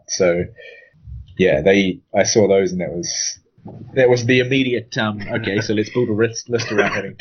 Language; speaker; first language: English; native; English